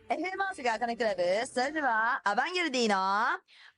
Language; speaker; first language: Japanese; native; Japanese